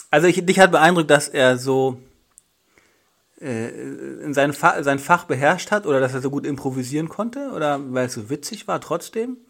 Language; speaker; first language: German; native; German